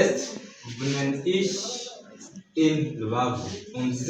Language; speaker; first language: German; non-native, learner; Kinyarwanda